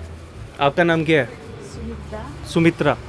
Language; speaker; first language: Hindi; native; Hindi